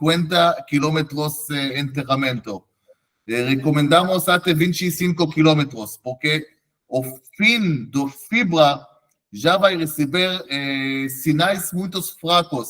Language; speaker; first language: Portuguese; non-native, fluent; Hebrew